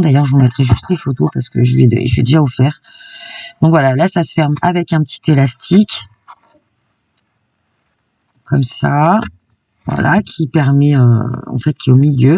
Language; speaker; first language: French; native; French